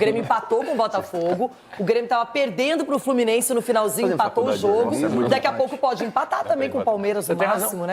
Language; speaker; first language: Portuguese; native; Portuguese